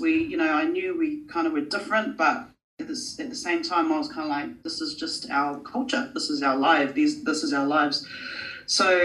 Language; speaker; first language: English; native; English